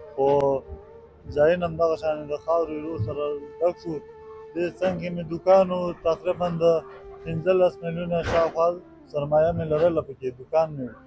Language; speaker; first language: Pashto; native; Pashto